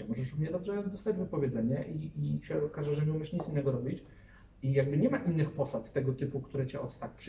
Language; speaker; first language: Polish; native; Polish